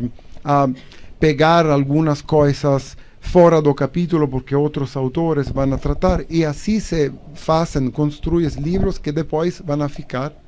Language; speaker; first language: Portuguese; non-native, learner; Italian